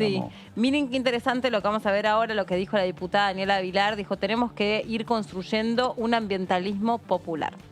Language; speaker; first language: Spanish; native; Spanish